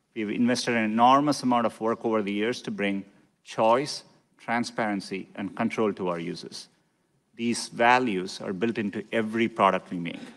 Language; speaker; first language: English; non-native, local second language; Tamil